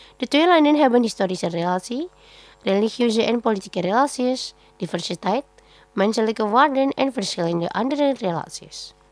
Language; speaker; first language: Dutch; non-native, fluent; Indonesian